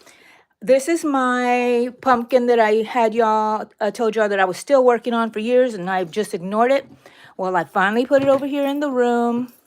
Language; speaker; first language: English; native; English